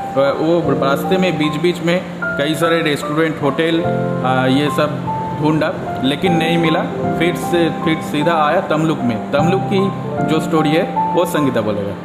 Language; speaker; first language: Hindi; non-native, local second language; Bangla